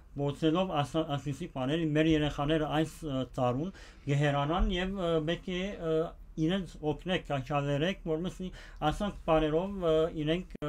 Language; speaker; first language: Armenian; early bilingual, heritage; Armenian